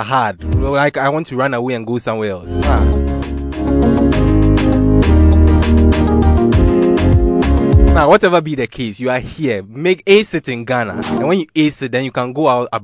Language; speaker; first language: English; non-native, local second language; Akan